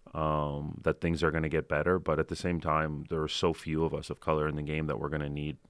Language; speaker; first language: English; early bilingual, other home language; Ukrainian